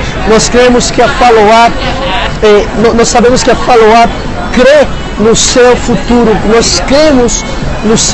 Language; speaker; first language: Portuguese; non-native, fluent; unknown